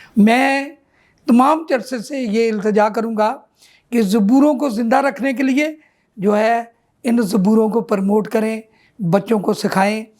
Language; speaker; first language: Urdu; non-native, local second language; Punjabi